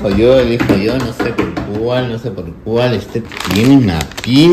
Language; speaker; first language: Spanish; native; Spanish